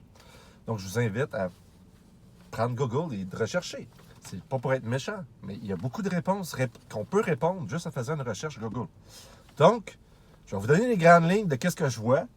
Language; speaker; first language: French; native; French